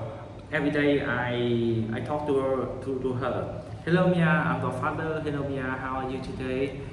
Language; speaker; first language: English; non-native, learner; Vietnamese